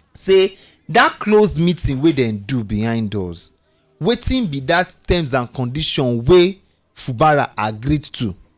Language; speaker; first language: Nigerian Pidgin; non-native, local second language; Yoruba